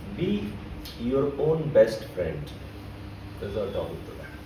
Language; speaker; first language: English; non-native, local second language; Marathi